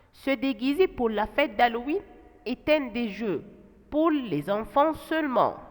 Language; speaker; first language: French; non-native, fluent; Arabic